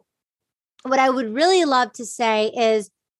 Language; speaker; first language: English; native; English